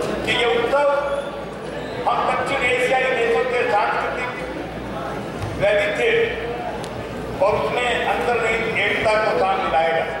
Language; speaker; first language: Hindi; native; Hindi